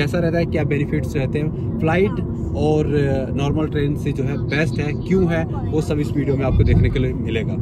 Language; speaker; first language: Hindi; native; Hindi